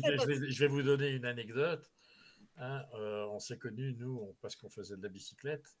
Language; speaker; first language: French; native; French